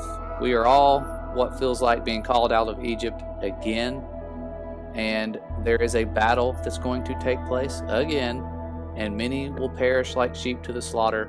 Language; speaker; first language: English; native; English